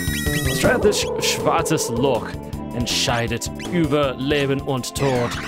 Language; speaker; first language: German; non-native, fluent; English